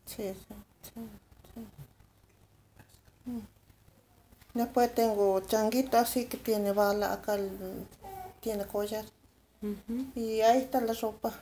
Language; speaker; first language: Spanish; non-native, local second language; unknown